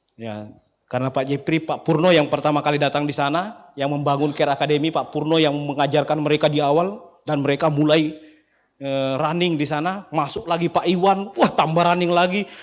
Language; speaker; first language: Indonesian; non-native, local second language; Buginese